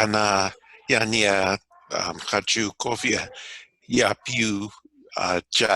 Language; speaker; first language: Russian; non-native, learner; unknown